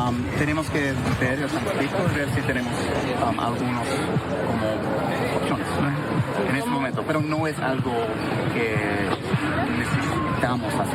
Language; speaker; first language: Spanish; early bilingual, heritage; Spanish